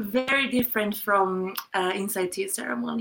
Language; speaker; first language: English; non-native, fluent; Japanese